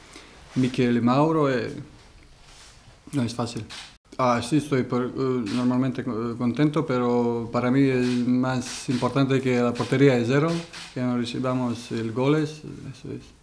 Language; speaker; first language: Spanish; non-native, learner; Serbian